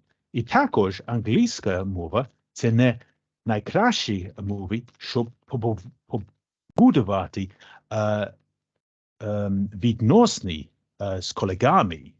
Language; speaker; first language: Ukrainian; non-native, learner; English